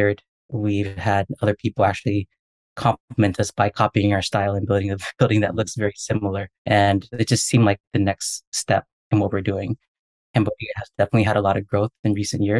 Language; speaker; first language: English; native; English